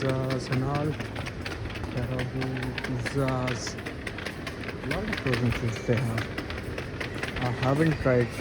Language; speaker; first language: English; non-native, local second language; Hindi